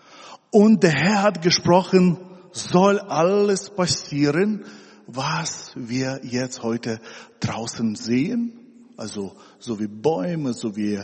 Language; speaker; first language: German; non-native, fluent; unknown